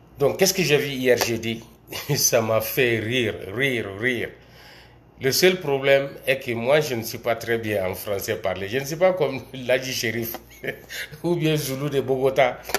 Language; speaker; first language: French; non-native, local second language; Bambara